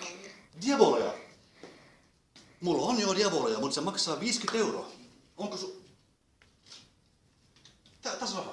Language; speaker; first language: Finnish; non-native, local second language; Swedish